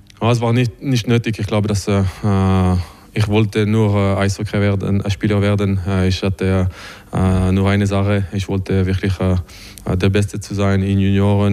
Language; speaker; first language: German; non-native, local second language; French